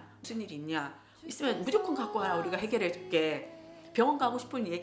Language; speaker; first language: Korean; native; Korean